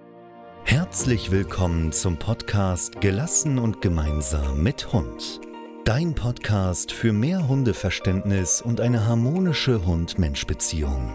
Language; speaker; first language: German; native; German